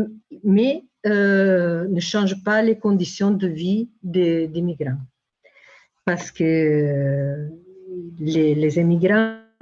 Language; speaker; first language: French; non-native, fluent; Italian